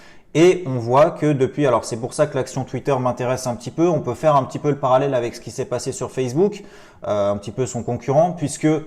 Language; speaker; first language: French; native; French